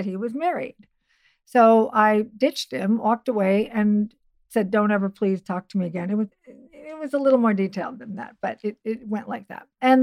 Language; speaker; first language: English; native; English